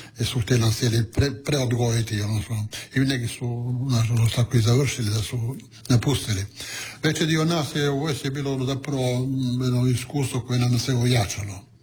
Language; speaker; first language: Croatian; non-native, local second language; Italian